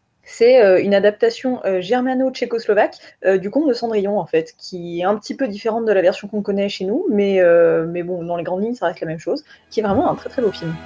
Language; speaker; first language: French; native; French